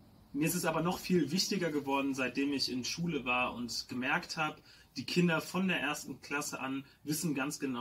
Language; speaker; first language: German; native; German